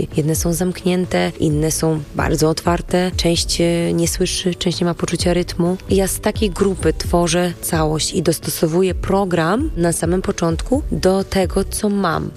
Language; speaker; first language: Polish; native; Polish